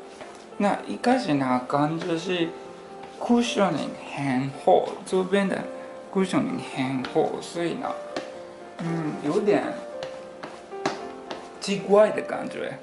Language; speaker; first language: Chinese; non-native, fluent; Japanese